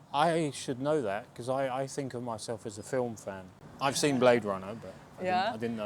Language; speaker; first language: English; native; English